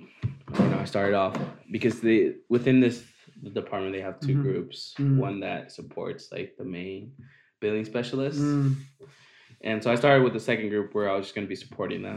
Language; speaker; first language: English; native; English